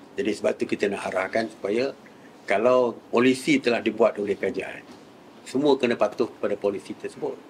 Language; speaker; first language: Malay; native; Malay